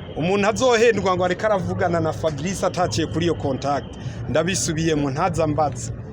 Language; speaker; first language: Rundi; early bilingual, heritage; Rundi